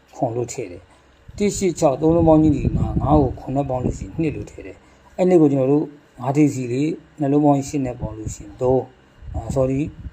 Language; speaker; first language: Burmese; native; Burmese